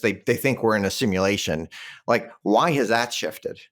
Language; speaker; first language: English; native; English